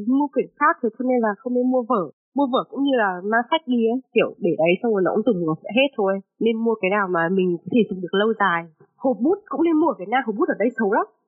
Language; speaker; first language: Vietnamese; native; Vietnamese